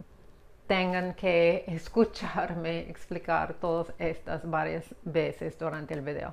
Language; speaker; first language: Spanish; non-native, fluent; English